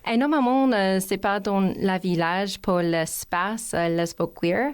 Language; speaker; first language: French; non-native, learner; English